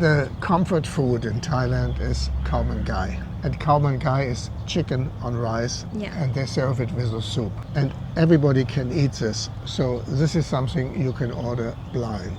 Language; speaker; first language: English; non-native, fluent; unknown